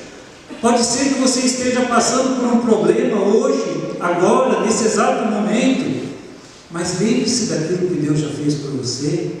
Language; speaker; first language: Portuguese; native; Portuguese